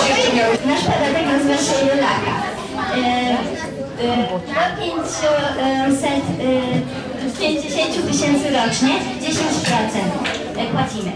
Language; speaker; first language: Polish; native; Polish